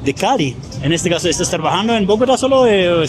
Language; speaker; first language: Spanish; non-native, learner; Polish